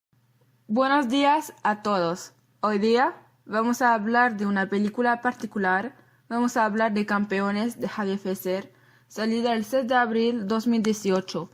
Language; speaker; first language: Spanish; non-native, learner; French